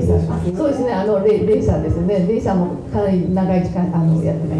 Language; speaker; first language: Japanese; native; Japanese